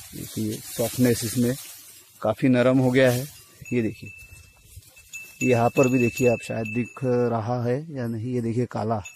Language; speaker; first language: Hindi; non-native, local second language; Marathi